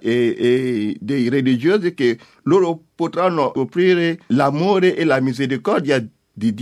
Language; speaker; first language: Italian; non-native, learner; French